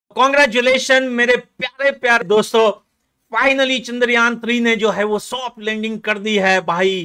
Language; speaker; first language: Hindi; non-native, fluent; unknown